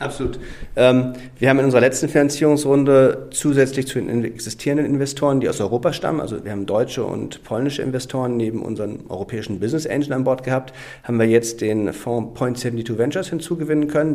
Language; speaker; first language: German; native; German